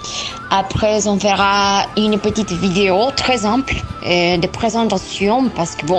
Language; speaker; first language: French; non-native, learner; Spanish